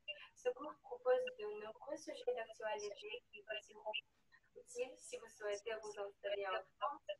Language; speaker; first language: French; non-native, learner; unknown